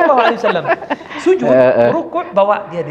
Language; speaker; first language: Indonesian; non-native, learner; Arabic